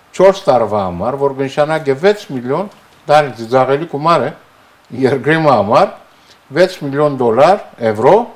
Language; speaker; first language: Armenian; early bilingual, heritage; Armenian